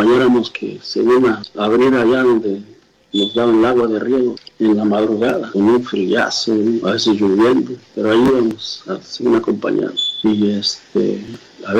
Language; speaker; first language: Spanish; native; Spanish